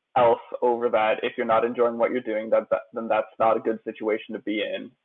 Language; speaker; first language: English; native; English